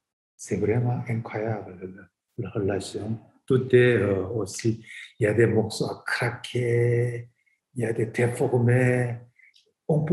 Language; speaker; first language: French; non-native, fluent; Korean